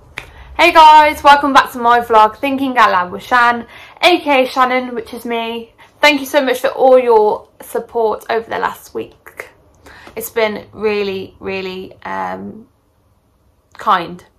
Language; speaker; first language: English; native; English